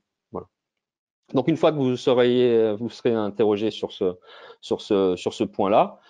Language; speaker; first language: French; native; French